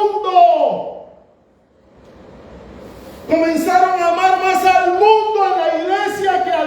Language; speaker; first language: Spanish; native; Spanish